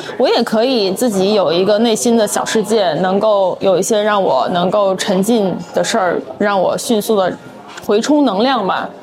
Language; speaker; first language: Chinese; native; Chinese